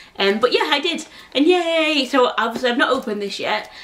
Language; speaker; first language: English; native; English